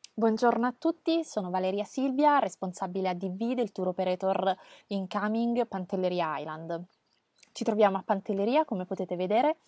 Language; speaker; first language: Italian; native; Italian